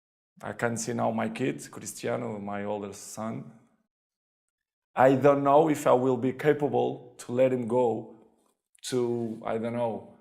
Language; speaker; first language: English; non-native, fluent; Portuguese